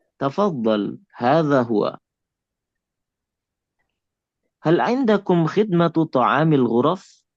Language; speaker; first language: Arabic; non-native, fluent; Indonesian